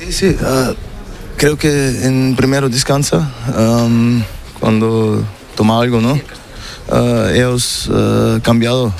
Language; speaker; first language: Spanish; non-native, learner; German